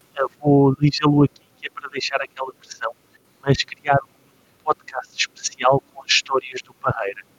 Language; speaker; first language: Portuguese; native; Portuguese